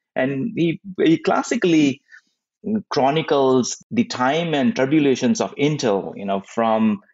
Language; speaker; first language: English; non-native, local second language; Hindi